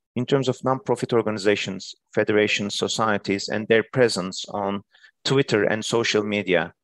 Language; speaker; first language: English; non-native, fluent; Turkish